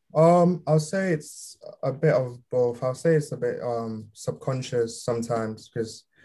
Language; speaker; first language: English; early bilingual, other home language; Yoruba